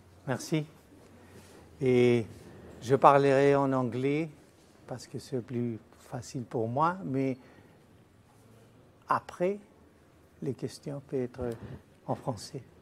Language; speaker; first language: French; non-native, fluent; Spanish